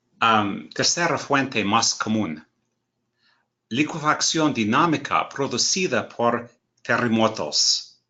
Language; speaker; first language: Spanish; non-native, learner; English